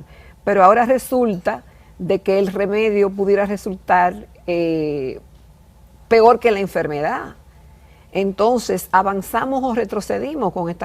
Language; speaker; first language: Spanish; native; Spanish